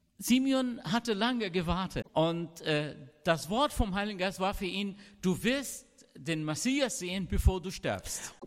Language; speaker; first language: German; non-native, fluent; Arabic